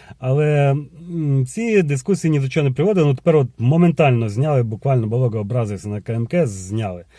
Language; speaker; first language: Ukrainian; native; Ukrainian